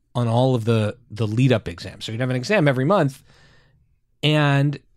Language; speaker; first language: English; native; English